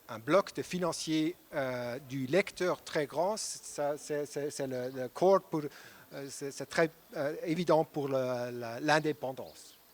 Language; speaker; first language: French; non-native, local second language; German